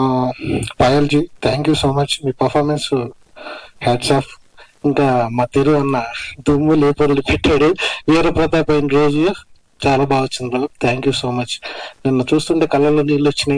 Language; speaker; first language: Telugu; native; Telugu